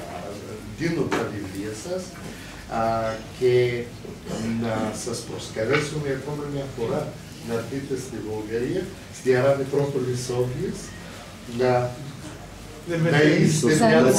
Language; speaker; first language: Greek; non-native, fluent; Bulgarian